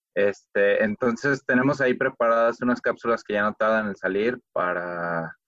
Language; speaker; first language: Spanish; native; Spanish